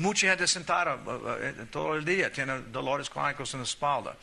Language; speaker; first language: Spanish; non-native, learner; English